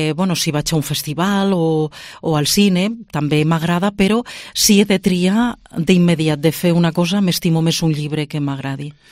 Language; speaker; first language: Catalan; non-native, local second language; Spanish